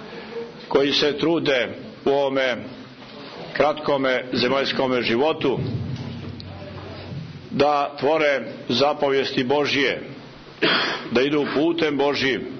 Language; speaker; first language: Croatian; native; Croatian